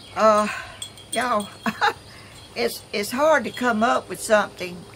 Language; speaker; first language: English; native; English